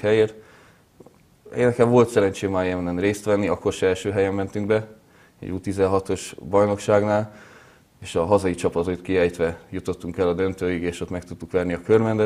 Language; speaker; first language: Hungarian; native; Hungarian